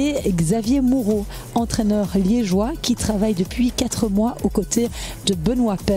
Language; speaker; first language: French; native; French